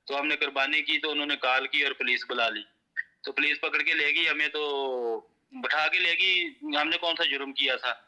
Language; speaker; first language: Urdu; non-native, local second language; Punjabi